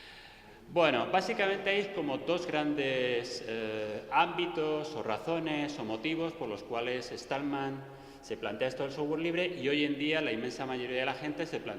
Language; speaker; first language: Spanish; native; Spanish